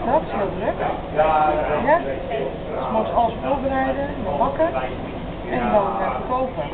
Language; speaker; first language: Dutch; non-native, learner; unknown